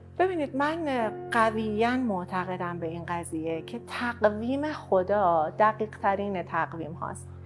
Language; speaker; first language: Persian; native; Persian